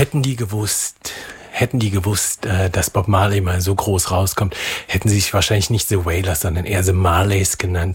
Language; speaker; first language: German; native; German